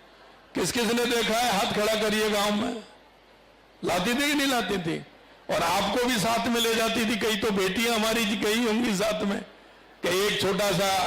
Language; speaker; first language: Hindi; native; Hindi